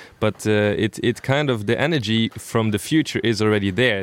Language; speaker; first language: English; non-native, fluent; Luxembourgish